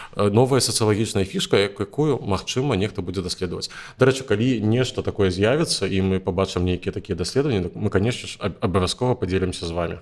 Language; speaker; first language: Belarusian; native; Belarusian